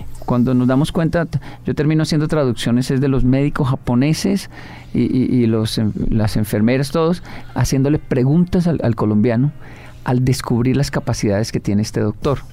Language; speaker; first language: Spanish; native; Spanish